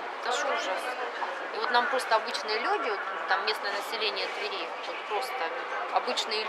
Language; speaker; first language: Russian; native; Russian